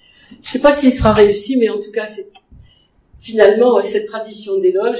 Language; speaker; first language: French; native; French